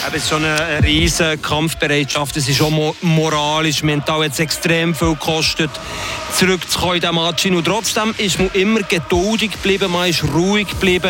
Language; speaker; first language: German; native; German